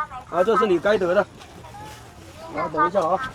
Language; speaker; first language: Chinese; native; Chinese